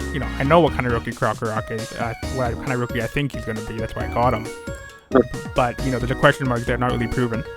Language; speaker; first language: English; native; English